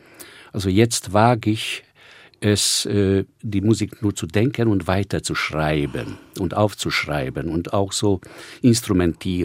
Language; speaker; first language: German; non-native, fluent; Hungarian